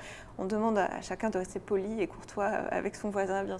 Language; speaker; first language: French; native; French